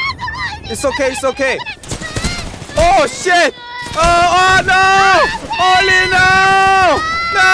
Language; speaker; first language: English; non-native, learner; Korean